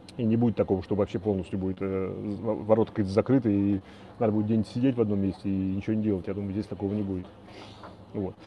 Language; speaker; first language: Russian; native; Russian